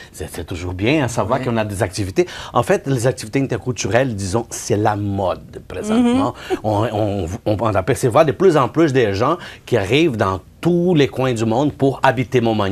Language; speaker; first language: French; non-native, fluent; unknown